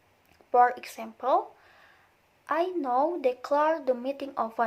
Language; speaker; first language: English; non-native, learner; Indonesian